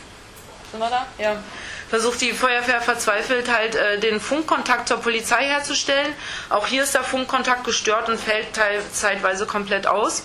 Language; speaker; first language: German; native; German